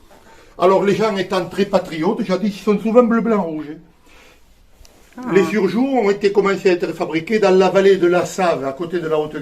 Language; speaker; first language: French; native; French